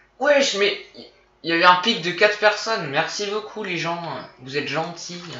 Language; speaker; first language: French; native; French